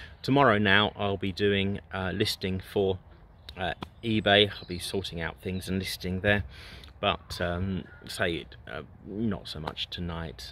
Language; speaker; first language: English; native; English